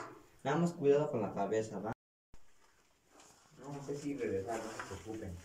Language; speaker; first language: Spanish; native; Spanish